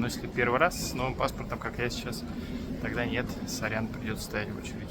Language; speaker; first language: Russian; native; Russian